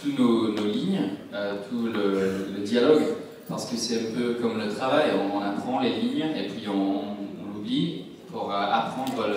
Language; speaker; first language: French; non-native, learner; English